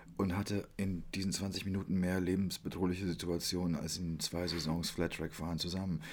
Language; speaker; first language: German; early bilingual, other home language; Polish